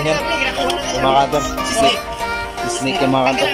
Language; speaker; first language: Filipino; native; Filipino